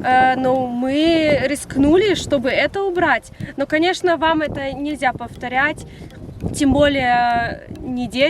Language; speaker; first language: Russian; early bilingual, heritage; Russian